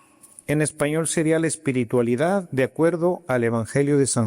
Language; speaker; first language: Spanish; native; Spanish